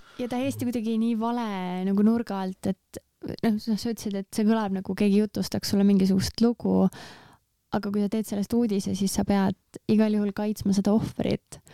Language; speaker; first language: Estonian; native; Estonian